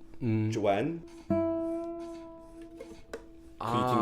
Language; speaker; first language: Chinese; non-native, fluent; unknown